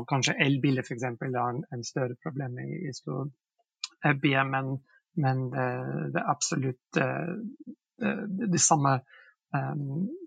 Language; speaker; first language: Norwegian; non-native, fluent; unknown